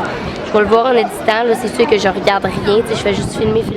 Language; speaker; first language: French; native; French